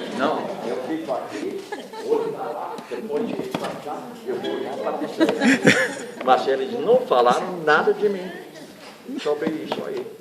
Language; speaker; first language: Portuguese; non-native, fluent; English